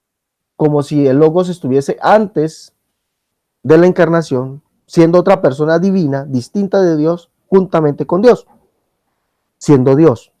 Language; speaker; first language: Spanish; native; Spanish